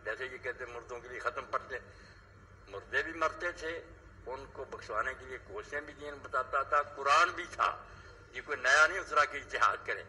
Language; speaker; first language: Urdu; non-native, local second language; Punjabi